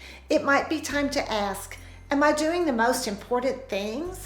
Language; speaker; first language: English; native; English